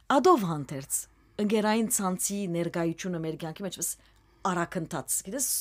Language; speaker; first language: Armenian; early bilingual, heritage; Armenian